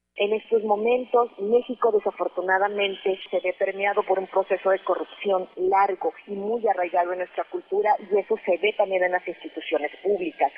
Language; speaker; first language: Spanish; native; Spanish